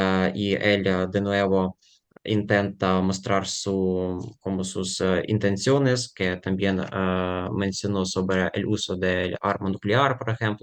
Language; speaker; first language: Spanish; non-native, fluent; Ukrainian